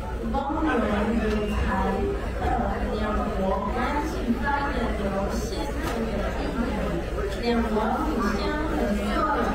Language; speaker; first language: Chinese; non-native, learner; English